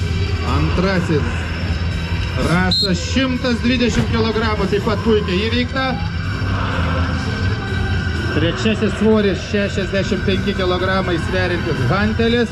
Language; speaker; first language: Lithuanian; native; Lithuanian